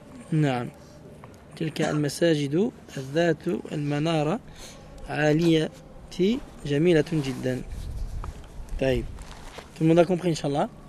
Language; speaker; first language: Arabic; non-native, fluent; French